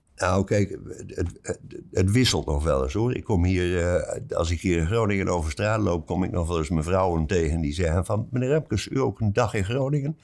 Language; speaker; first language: Dutch; native; Dutch